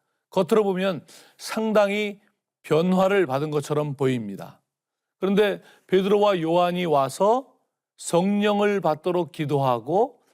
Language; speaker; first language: Korean; native; Korean